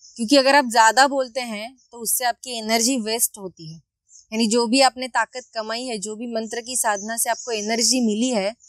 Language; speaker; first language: Hindi; non-native, local second language; Marathi